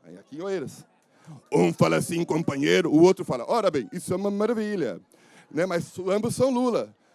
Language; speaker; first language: Portuguese; native; Portuguese